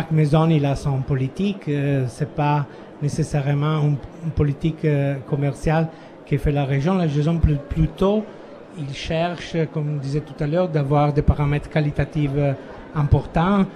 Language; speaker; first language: French; non-native, fluent; Italian